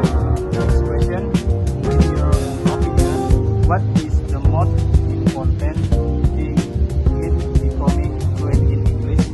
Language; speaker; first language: English; non-native, learner; Indonesian